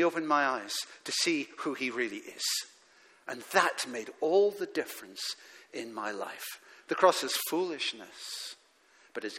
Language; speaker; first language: English; native; English